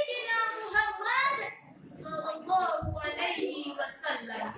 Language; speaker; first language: Arabic; non-native, learner; Indonesian